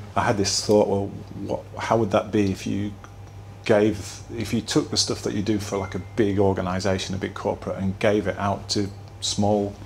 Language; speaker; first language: English; native; English